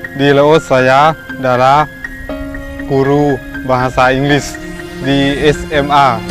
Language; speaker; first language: Indonesian; non-native, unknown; Lao